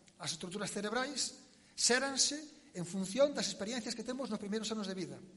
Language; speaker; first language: Galician; native; Galician